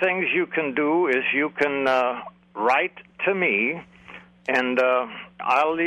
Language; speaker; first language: English; native; English